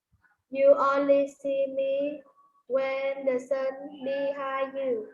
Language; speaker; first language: English; non-native, learner; Vietnamese